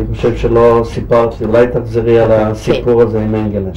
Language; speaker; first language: Hebrew; native; Hebrew